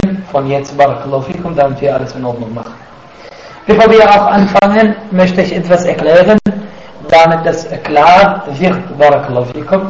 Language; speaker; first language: German; non-native, fluent; Arabic